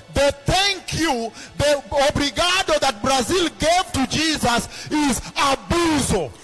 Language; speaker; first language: English; non-native, local second language; Luo (Kenya and Tanzania)